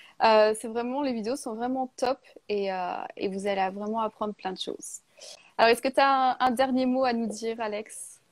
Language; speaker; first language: French; native; French